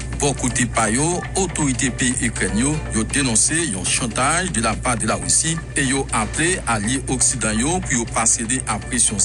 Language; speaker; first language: French; non-native, local second language; Haitian Creole